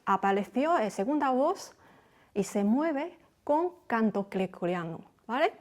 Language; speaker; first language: Spanish; non-native, fluent; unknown